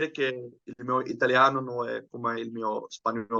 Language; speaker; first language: Italian; non-native, learner; Dutch